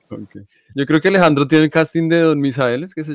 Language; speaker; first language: Spanish; native; Spanish